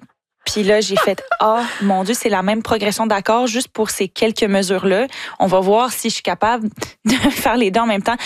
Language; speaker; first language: French; native; French